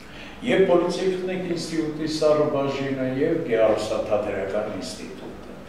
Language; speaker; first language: Armenian; non-native, local second language; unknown